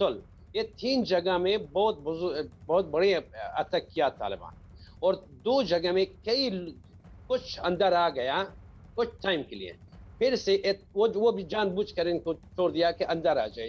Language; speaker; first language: Hindi; non-native, learner; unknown